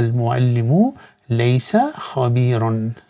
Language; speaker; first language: Arabic; non-native, fluent; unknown